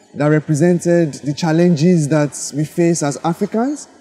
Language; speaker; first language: English; non-native, local second language; Yoruba